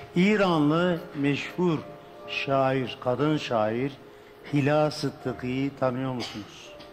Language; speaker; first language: Turkish; non-native, fluent; Persian